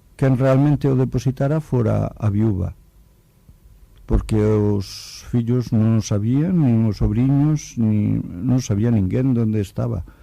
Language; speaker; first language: Galician; native; Galician